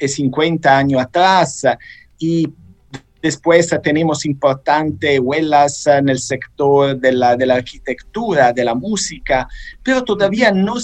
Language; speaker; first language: Spanish; non-native, fluent; Italian